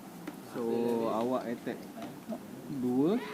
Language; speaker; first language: Malay; native; Malay